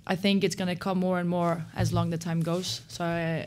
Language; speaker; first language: English; non-native, fluent; Swedish